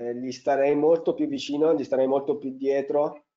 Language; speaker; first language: Italian; native; Italian